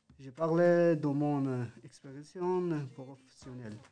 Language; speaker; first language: French; non-native, learner; Persian